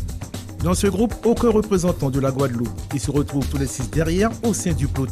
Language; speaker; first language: French; native; French